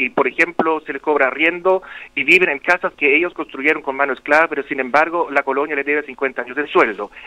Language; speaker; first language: Spanish; non-native, local second language; German